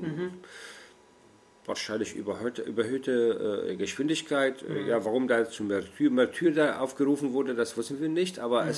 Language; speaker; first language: German; non-native, fluent; Arabic